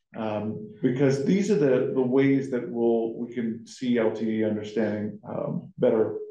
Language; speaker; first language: English; native; English